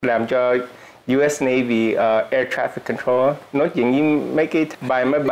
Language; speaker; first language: Vietnamese; early bilingual, heritage; Vietnamese